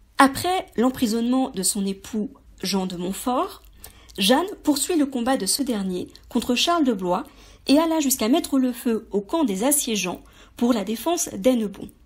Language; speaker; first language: French; native; French